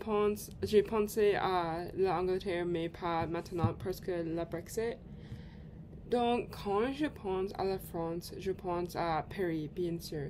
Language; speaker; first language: French; non-native, learner; English